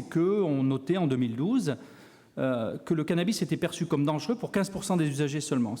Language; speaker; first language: French; native; French